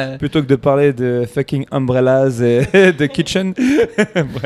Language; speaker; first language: French; native; French